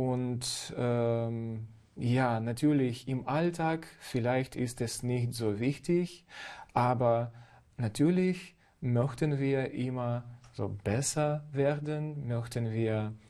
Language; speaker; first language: German; non-native, fluent; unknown